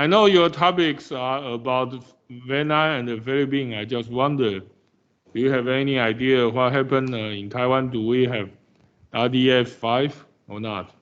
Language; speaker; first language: English; non-native, fluent; Chinese